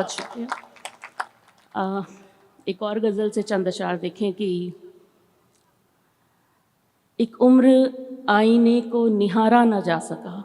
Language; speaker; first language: Hindi; native; Hindi